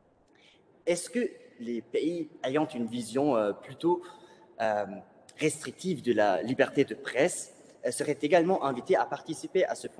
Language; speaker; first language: French; native; French